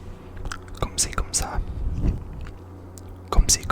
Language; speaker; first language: French; non-native, learner; English